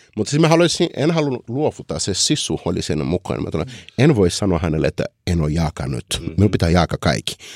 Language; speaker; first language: Finnish; non-native, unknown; Portuguese